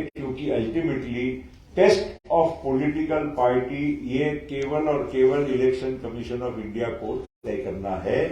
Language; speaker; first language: Hindi; non-native, local second language; Marathi